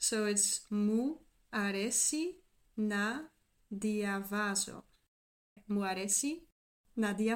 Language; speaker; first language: Greek; non-native, learner; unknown